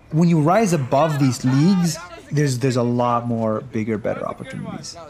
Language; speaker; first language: English; non-native, fluent; Arabic